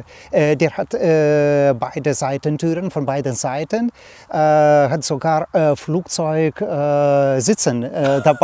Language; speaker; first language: German; non-native, learner; Lithuanian